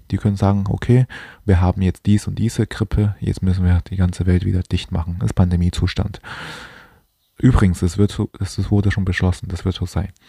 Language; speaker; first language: German; non-native, fluent; Chinese